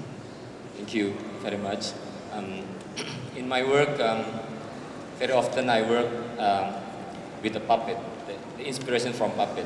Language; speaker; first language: English; non-native, learner; Indonesian